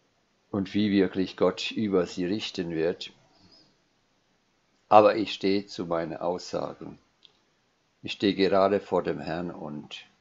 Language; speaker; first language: German; non-native, fluent; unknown